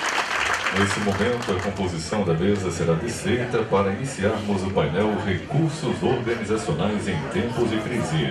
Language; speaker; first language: Portuguese; native; Portuguese